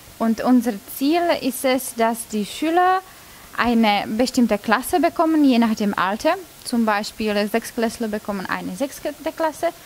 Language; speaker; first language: German; non-native, fluent; Czech